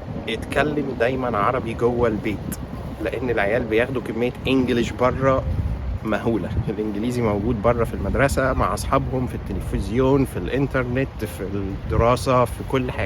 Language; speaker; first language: Arabic; native; Arabic